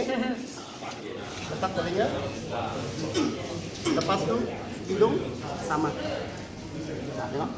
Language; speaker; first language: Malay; non-native, local second language; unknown